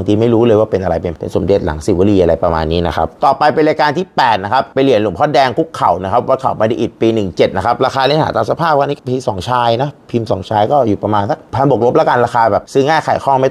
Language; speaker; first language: Thai; native; Thai